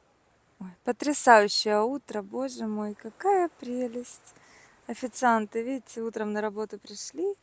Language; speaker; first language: Russian; native; Russian